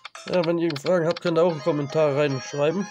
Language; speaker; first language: German; native; German